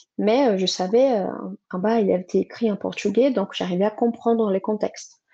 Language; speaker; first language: French; non-native, fluent; Portuguese